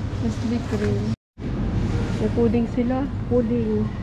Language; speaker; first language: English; non-native, learner; Filipino